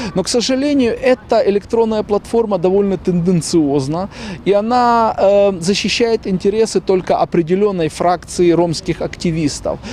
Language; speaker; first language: Russian; native; Russian